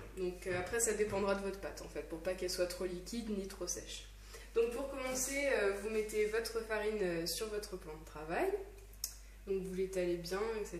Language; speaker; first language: French; native; French